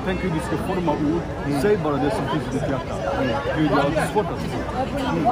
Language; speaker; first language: Swedish; non-native, fluent; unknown